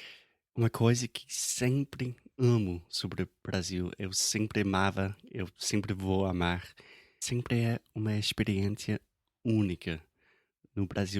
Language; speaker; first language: Portuguese; non-native, fluent; English